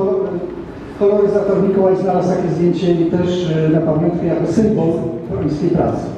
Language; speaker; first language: Polish; native; Polish